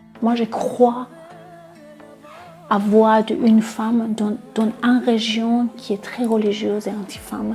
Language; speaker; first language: French; non-native, learner; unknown